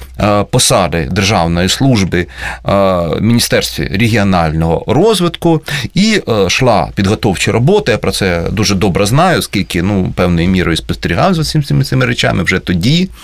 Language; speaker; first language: Ukrainian; native; Ukrainian